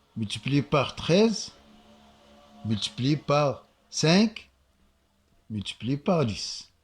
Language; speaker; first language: French; non-native, local second language; Arabic